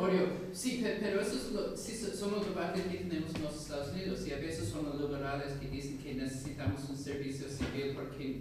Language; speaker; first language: Spanish; non-native, fluent; English